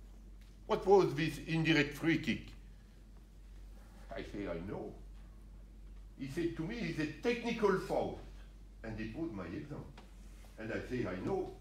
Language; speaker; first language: English; non-native, learner; French